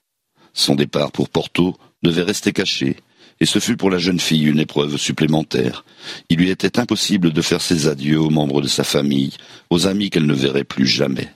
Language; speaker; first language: French; native; French